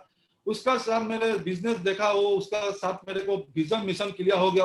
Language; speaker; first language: Hindi; non-native, local second language; Assamese